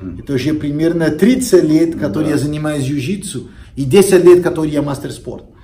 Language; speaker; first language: Russian; non-native, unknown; Portuguese